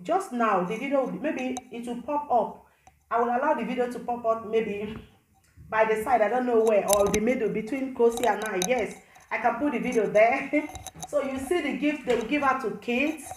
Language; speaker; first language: English; non-native, local second language; Igbo